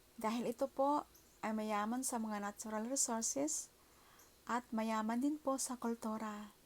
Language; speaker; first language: Filipino; non-native, local second language; Waray